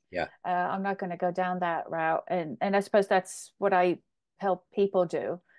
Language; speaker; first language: English; non-native, fluent; Polish